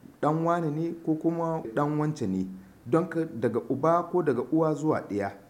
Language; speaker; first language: Hausa; native; Hausa